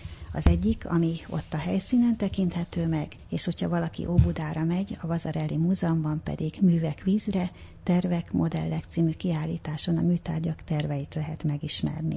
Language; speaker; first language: Hungarian; native; Hungarian